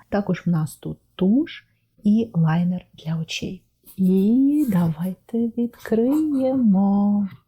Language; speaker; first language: Ukrainian; non-native, local second language; Russian